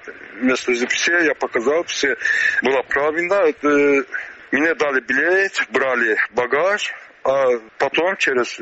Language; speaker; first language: Russian; non-native, learner; Azerbaijani